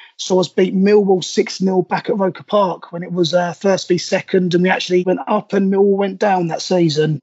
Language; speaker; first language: English; native; English